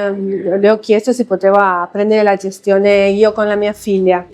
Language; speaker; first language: Italian; non-native, fluent; Spanish